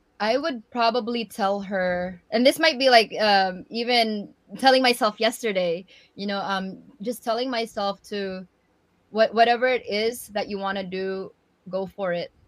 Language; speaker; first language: English; early bilingual, other home language; Waray